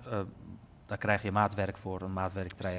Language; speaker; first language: Dutch; native; Dutch